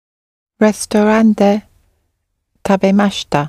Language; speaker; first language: Japanese; non-native, learner; English